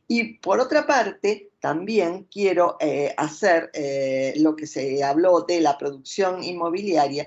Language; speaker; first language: Spanish; native; Spanish